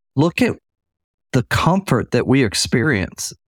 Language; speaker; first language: English; native; English